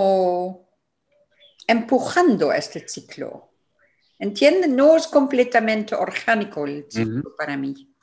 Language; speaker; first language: Spanish; non-native, fluent; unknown